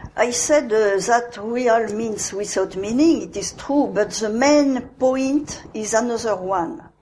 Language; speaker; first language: English; non-native, fluent; French